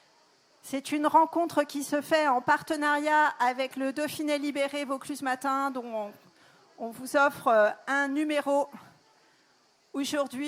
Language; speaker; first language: French; native; French